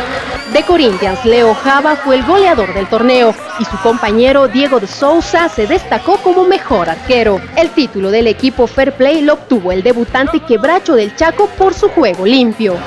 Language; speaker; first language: Spanish; native; Spanish